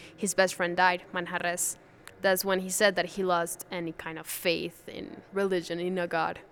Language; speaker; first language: English; non-native, fluent; Spanish